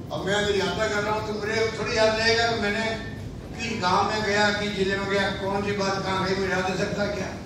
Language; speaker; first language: Hindi; native; Hindi